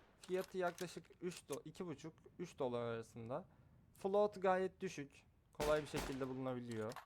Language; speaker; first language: Turkish; native; Turkish